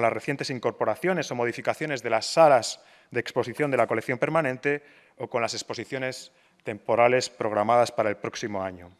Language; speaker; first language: Spanish; native; Spanish